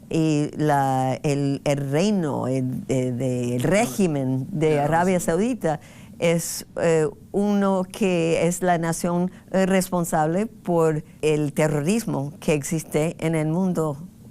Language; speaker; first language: Spanish; non-native, fluent; English